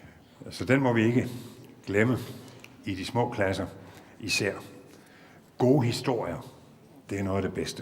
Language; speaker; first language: Danish; native; Danish